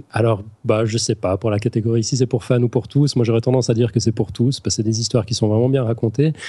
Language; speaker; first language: French; native; French